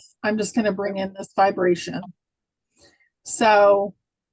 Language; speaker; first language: English; native; English